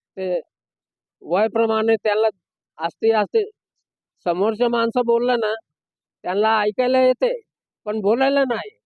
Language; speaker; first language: Marathi; non-native, local second language; Hindi